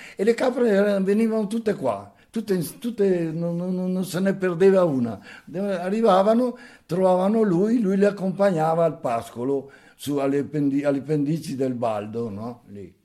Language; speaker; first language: Italian; native; Italian